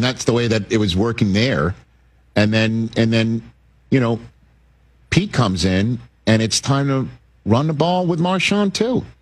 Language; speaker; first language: English; native; English